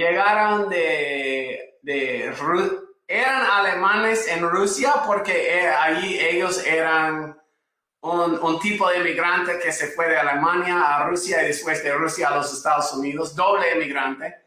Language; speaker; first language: Spanish; non-native, fluent; English